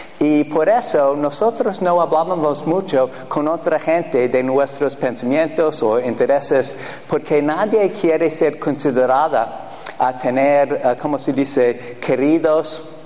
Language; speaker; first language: Spanish; non-native, fluent; English